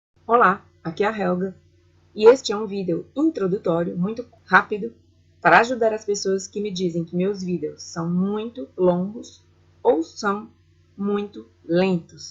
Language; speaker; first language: Portuguese; non-native, fluent; Spanish